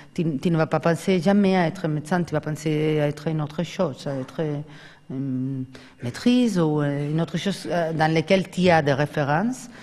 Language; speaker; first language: French; non-native, fluent; Spanish